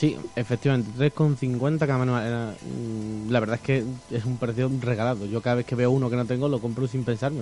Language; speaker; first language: Spanish; native; Spanish